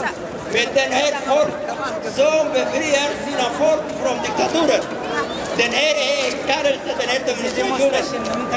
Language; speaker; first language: Swedish; non-native, learner; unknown